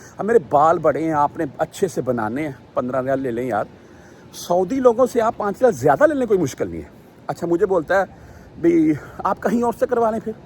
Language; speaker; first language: Urdu; non-native, local second language; Punjabi